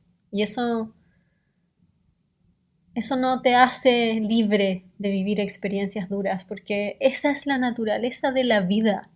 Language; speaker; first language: Spanish; native; Spanish